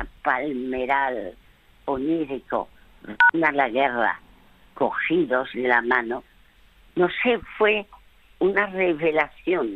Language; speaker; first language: Spanish; early bilingual, other home language; French